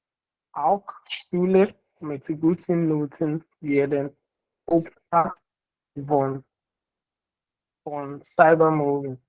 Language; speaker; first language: German; non-native, learner; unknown